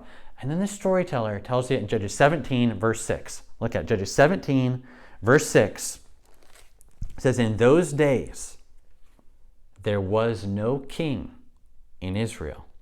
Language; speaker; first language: English; native; English